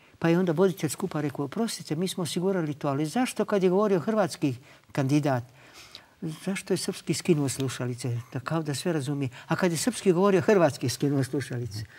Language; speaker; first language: Croatian; native; Croatian